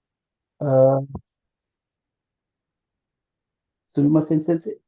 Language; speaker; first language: Japanese; non-native, learner; Sinhala